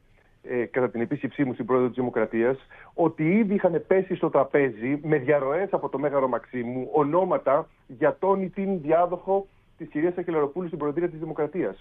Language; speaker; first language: Greek; native; Greek